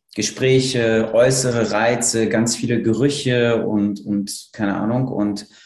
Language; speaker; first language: German; early bilingual, other home language; Polish